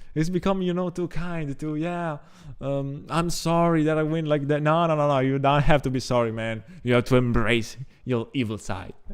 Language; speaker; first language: English; non-native, fluent; Italian